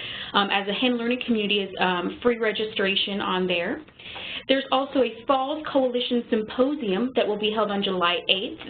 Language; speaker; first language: English; native; English